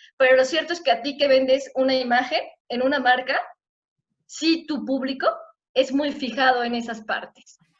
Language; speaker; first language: Spanish; native; Spanish